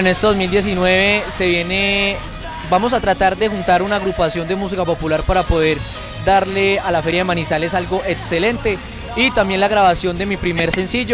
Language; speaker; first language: Spanish; native; Spanish